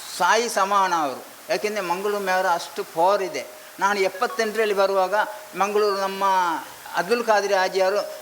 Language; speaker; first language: Kannada; non-native, local second language; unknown